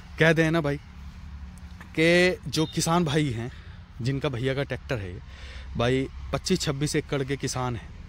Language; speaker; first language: Hindi; native; Hindi